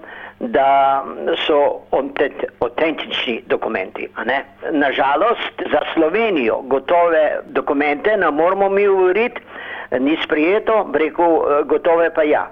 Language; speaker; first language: Slovenian; early bilingual, heritage; Slovenian